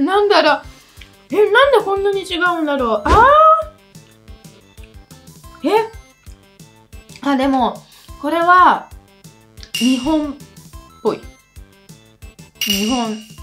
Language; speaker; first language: Japanese; non-native, fluent; Italian